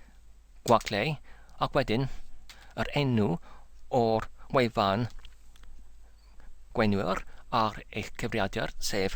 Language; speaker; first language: Welsh; non-native, learner; English